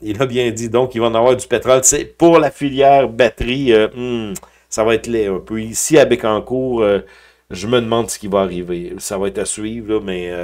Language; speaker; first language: French; native; French